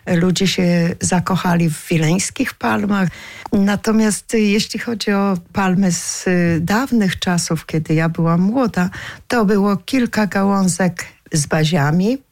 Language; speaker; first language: Polish; native; Polish